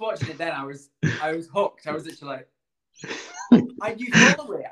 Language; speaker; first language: English; native; English